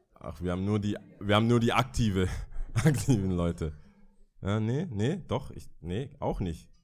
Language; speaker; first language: German; early bilingual, other home language; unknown